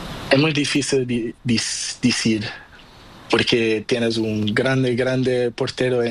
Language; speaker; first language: Spanish; non-native, learner; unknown